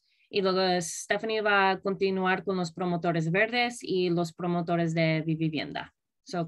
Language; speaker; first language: Spanish; early bilingual, other home language; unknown